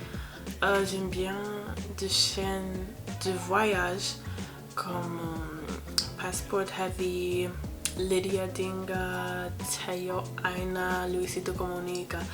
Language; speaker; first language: French; non-native, learner; English